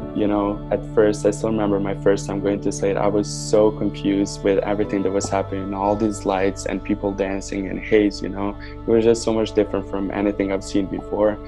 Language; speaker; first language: English; non-native, fluent; Serbian